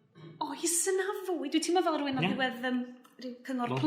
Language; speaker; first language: Welsh; native; Welsh